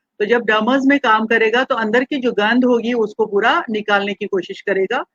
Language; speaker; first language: Hindi; non-native, local second language; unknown